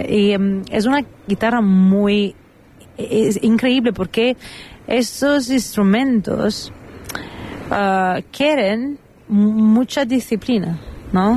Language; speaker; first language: Spanish; non-native, fluent; Italian